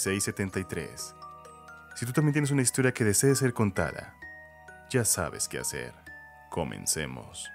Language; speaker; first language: Spanish; native; Spanish